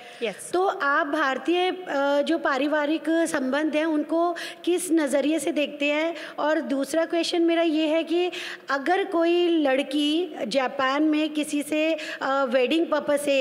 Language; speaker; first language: Hindi; native; Hindi